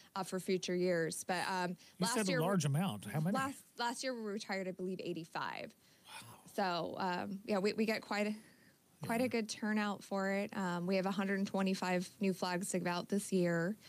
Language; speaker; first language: English; native; English